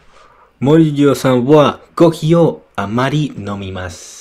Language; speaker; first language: Japanese; non-native, learner; English